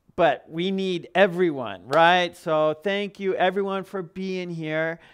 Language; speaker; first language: English; native; English